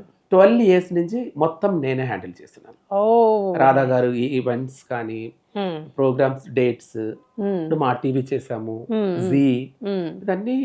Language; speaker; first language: Telugu; non-native, local second language; Tamil